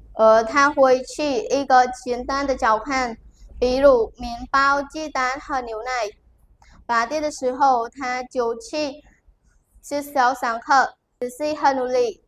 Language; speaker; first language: Chinese; non-native, learner; Khmer